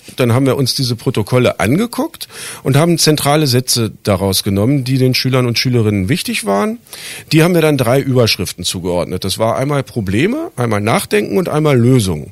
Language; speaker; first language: German; native; German